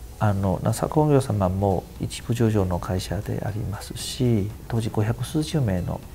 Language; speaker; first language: Japanese; non-native, fluent; Chinese